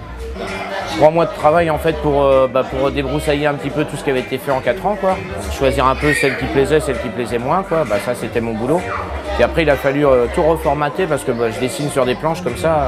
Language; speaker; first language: French; native; French